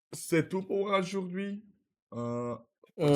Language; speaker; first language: French; non-native, learner; Russian